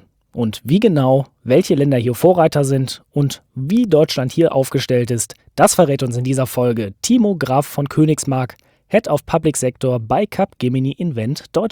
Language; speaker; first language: German; native; German